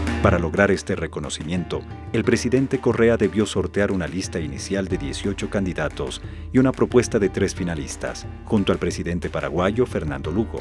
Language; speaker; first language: Spanish; native; Spanish